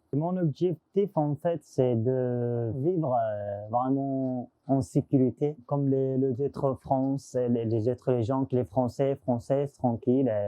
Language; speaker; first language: French; non-native, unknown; Persian